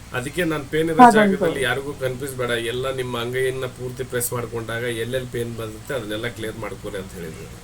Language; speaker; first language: Kannada; native; Kannada